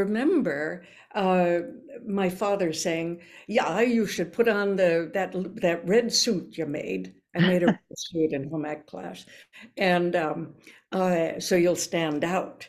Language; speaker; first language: English; early bilingual, other home language; Norwegian